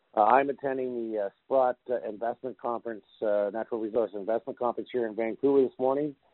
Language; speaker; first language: English; native; English